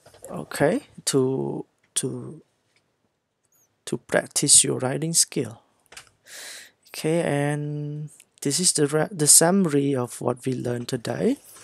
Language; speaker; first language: English; non-native, fluent; Khmer